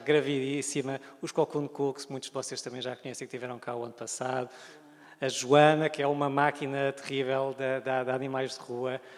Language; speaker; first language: Portuguese; native; Portuguese